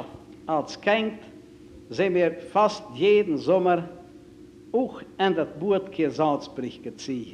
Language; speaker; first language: German; native; German